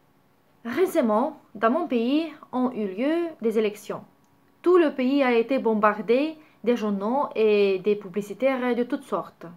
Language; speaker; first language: French; non-native, learner; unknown